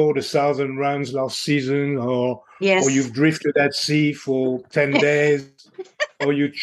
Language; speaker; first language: English; non-native, fluent; French